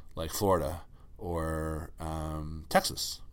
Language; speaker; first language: English; native; English